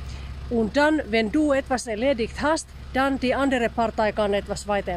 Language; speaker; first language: German; non-native, learner; Finnish